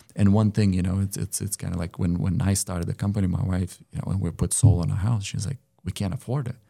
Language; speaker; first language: English; non-native, fluent; Lithuanian